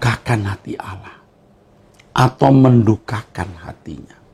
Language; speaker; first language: Indonesian; native; Indonesian